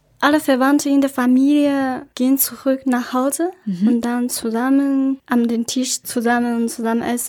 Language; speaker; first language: German; non-native, learner; Chinese